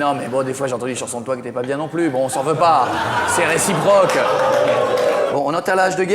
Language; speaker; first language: French; native; French